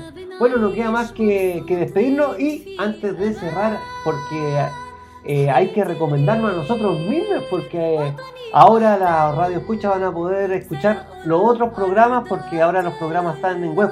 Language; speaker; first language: Spanish; native; Spanish